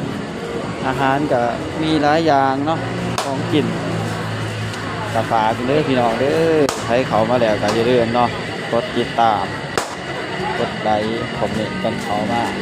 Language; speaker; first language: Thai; non-native, local second language; Northeastern Thai